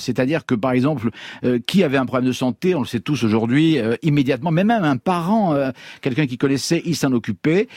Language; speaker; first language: French; native; French